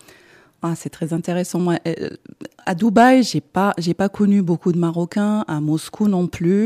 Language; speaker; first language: French; non-native, local second language; Arabic